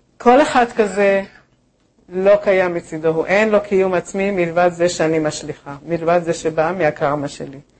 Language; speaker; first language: Hebrew; native; Hebrew